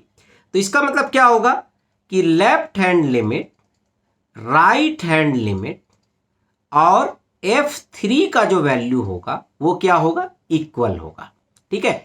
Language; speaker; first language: Hindi; native; Hindi